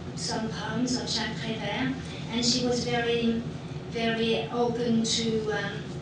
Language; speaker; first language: English; non-native, fluent; French